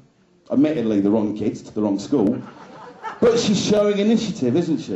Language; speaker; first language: English; native; English